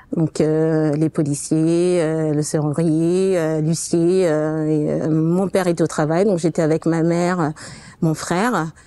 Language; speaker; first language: French; non-native, fluent; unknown